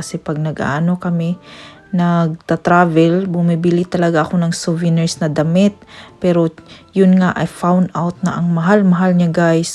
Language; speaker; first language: Filipino; non-native, local second language; Cebuano